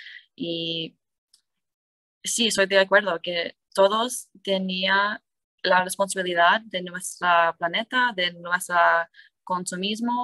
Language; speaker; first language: Spanish; non-native, learner; English